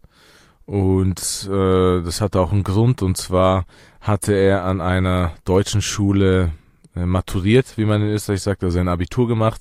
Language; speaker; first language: German; early bilingual, other home language; Persian